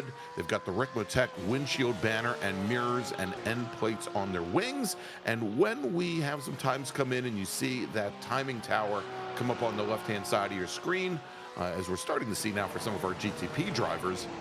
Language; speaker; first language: English; native; English